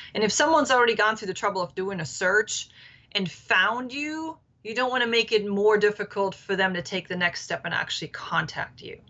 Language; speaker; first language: English; non-native, fluent; German